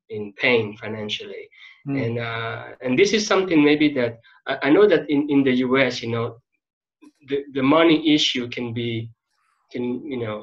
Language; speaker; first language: English; non-native, fluent; French